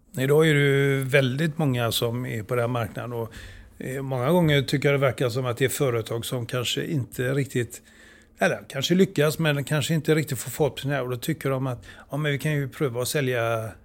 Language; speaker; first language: Swedish; native; Swedish